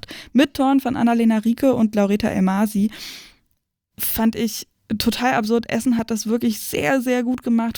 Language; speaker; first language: German; native; German